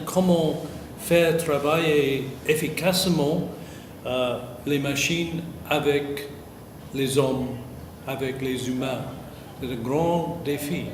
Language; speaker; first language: French; non-native, fluent; English